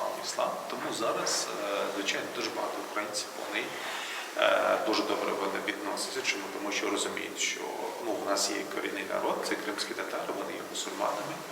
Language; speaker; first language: Ukrainian; non-native, local second language; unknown